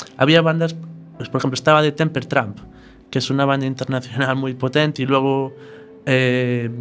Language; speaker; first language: Spanish; native; Spanish